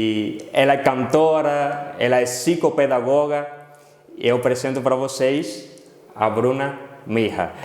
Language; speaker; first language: Portuguese; non-native, fluent; Spanish